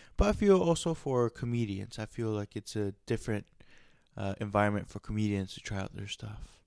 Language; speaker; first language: English; native; English